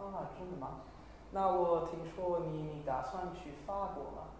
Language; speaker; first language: Chinese; non-native, learner; English